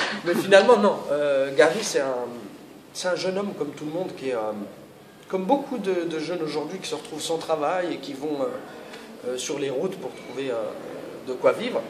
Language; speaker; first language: French; native; French